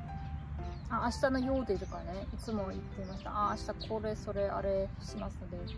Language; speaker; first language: Japanese; non-native, learner; German